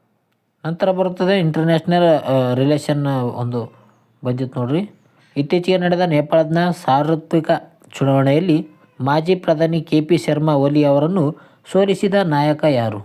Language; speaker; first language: Kannada; native; Kannada